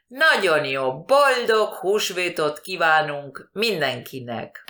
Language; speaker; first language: Hungarian; early bilingual, heritage; Hungarian